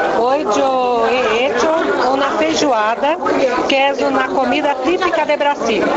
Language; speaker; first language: Spanish; non-native, learner; Portuguese